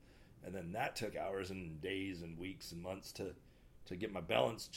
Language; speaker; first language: English; native; English